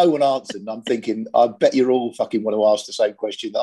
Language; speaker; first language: English; native; English